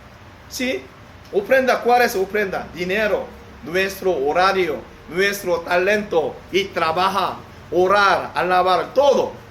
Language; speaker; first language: Spanish; non-native, learner; Korean